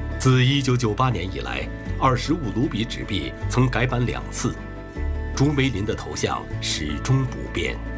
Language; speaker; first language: Chinese; native; Chinese